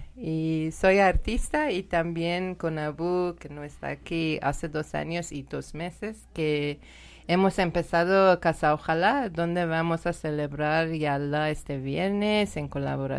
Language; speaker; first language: Spanish; non-native, learner; Persian